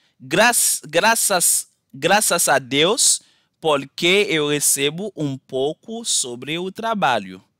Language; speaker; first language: Portuguese; non-native, fluent; Haitian Creole